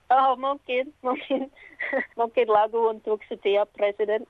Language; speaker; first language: Indonesian; non-native, learner; English